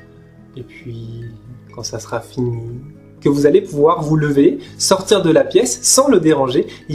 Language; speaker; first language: French; native; French